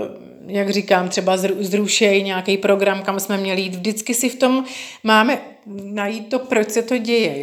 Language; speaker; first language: Czech; native; Czech